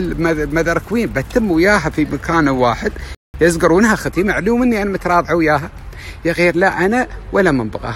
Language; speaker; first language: Arabic; native; Arabic